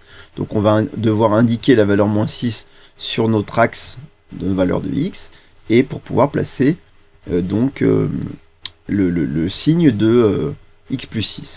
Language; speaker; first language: French; native; French